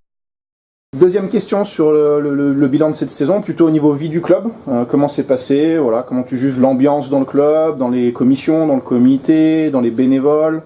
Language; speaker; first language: French; native; French